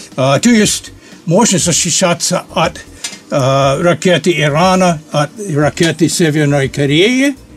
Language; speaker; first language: Russian; non-native, fluent; English